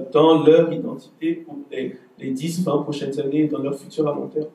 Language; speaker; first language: French; native; French